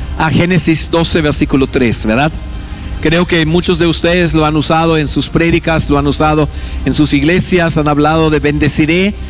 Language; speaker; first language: Spanish; non-native, fluent; German